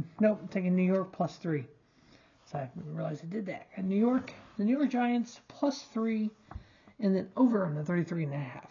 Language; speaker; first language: English; native; English